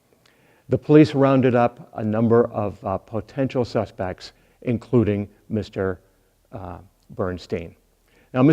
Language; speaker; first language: English; native; English